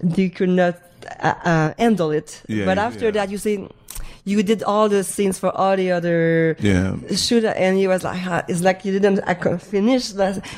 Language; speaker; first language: English; non-native, fluent; French